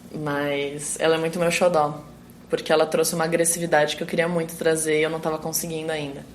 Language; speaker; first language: Portuguese; native; Portuguese